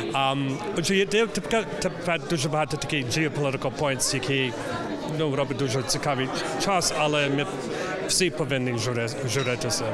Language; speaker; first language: Ukrainian; early bilingual, heritage; English